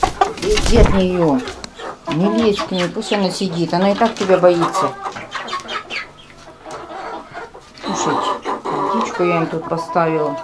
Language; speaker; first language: Russian; native; Russian